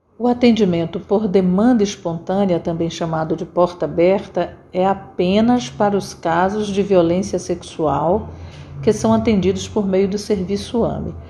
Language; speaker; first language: Portuguese; native; Portuguese